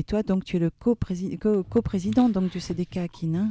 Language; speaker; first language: French; native; French